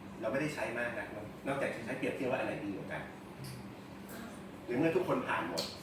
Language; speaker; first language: Thai; native; Thai